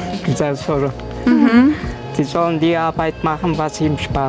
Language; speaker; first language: German; early bilingual, other home language; Turkish